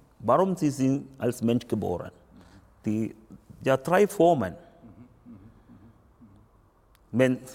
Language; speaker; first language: German; non-native, learner; Tamil